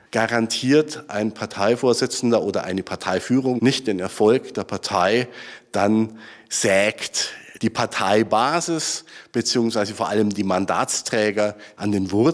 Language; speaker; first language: German; native; German